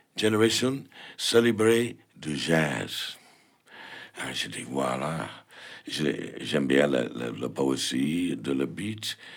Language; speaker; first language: French; non-native, fluent; English